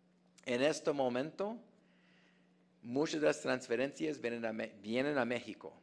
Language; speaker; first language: Spanish; non-native, fluent; English